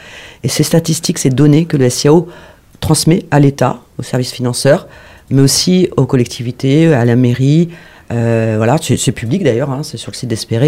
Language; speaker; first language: French; native; French